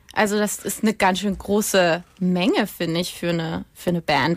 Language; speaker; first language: German; native; German